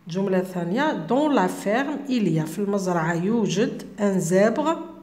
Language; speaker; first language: French; non-native, local second language; Arabic